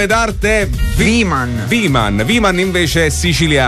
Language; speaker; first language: Italian; native; Italian